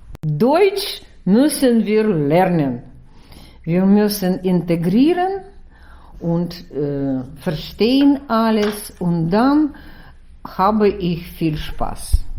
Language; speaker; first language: German; non-native, learner; Ukrainian